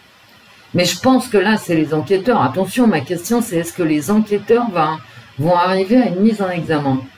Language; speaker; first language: French; native; French